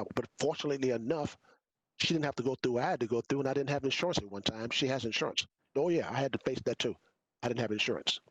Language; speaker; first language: English; native; English